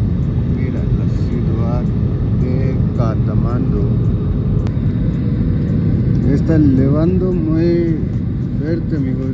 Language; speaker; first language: Spanish; non-native, learner; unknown